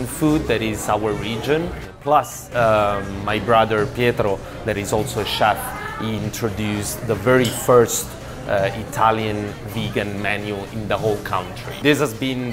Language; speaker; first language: English; non-native, fluent; Italian